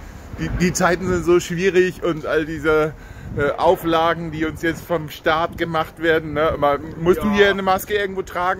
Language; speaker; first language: German; native; German